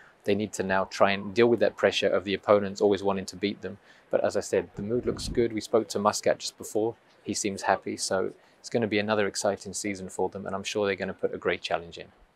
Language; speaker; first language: English; native; English